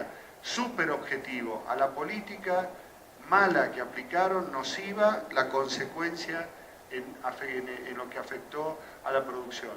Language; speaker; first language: Spanish; native; Spanish